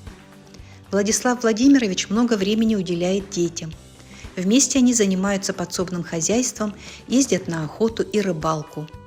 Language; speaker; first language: Russian; native; Russian